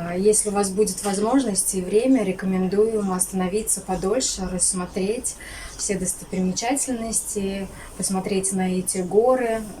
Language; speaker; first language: Russian; native; Russian